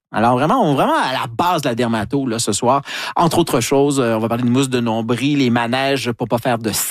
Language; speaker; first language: French; native; French